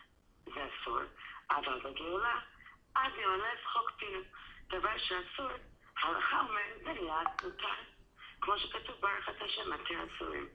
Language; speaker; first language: Hebrew; non-native, fluent; English